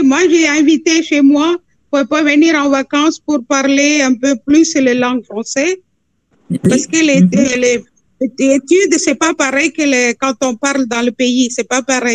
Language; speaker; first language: French; non-native, fluent; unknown